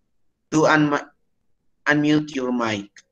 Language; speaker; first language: English; non-native, learner; Indonesian